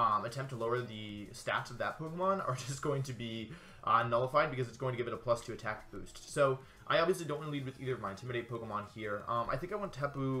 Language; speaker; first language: English; native; English